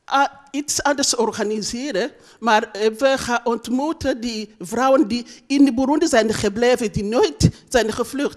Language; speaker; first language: Dutch; non-native, learner; Rundi